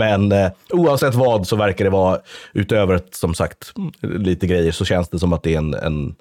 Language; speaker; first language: Swedish; native; Swedish